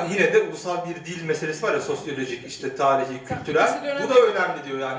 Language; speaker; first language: Turkish; native; Turkish